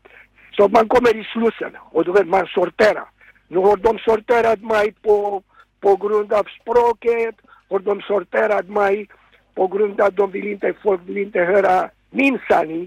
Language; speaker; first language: Swedish; non-native, fluent; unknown